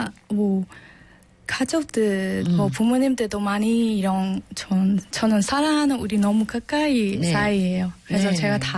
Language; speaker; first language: Korean; non-native, learner; Burmese